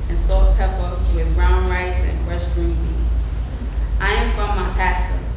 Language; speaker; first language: English; non-native, fluent; Spanish